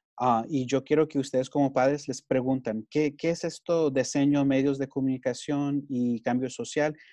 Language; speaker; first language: Spanish; early bilingual, heritage; Spanish